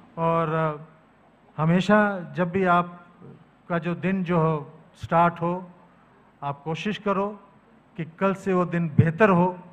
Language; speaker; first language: Hindi; native; Hindi